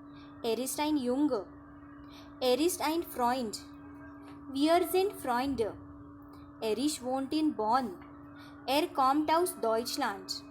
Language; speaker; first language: German; non-native, fluent; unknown